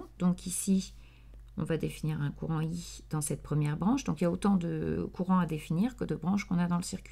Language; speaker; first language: French; native; French